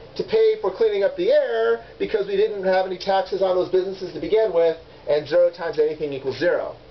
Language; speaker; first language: English; native; English